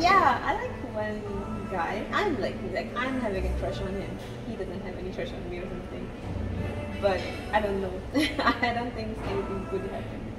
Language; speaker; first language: English; early bilingual, other home language; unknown